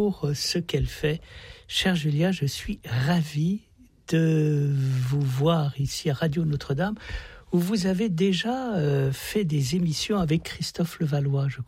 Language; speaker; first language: French; native; French